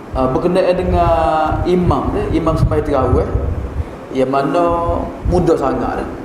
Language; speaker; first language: Malay; native; Malay